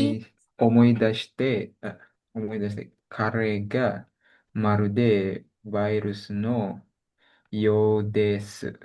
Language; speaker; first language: Japanese; non-native, learner; Indonesian